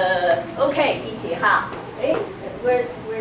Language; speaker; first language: English; non-native, fluent; Chinese